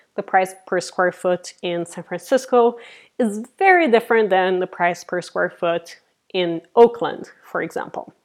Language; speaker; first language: English; non-native, fluent; Portuguese